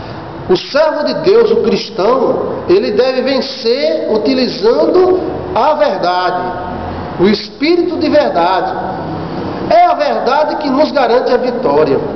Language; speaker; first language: Portuguese; native; Portuguese